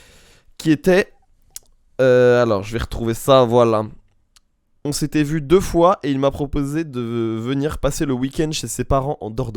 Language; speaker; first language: French; native; French